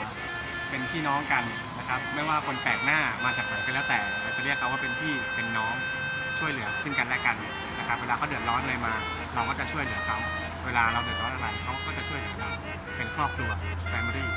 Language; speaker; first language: Thai; native; Thai